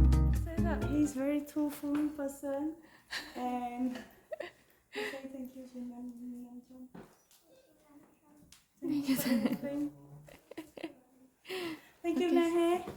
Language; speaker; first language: English; non-native, fluent; Vietnamese